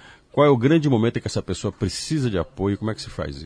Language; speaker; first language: Portuguese; native; Portuguese